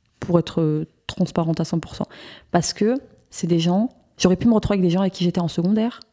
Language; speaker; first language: French; native; French